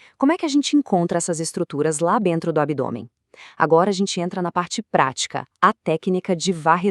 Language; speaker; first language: Portuguese; native; Portuguese